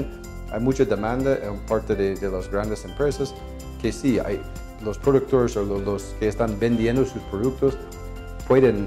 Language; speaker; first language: Spanish; non-native, fluent; English